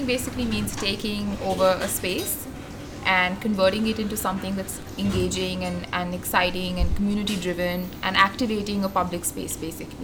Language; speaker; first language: English; non-native, local second language; Hindi